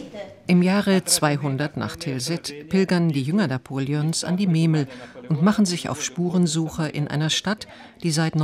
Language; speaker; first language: German; native; German